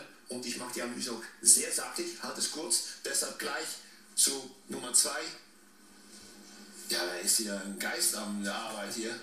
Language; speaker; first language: German; native; German